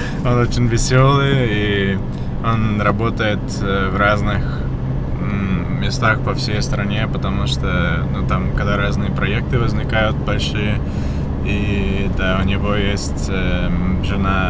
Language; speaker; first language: Russian; non-native, fluent; English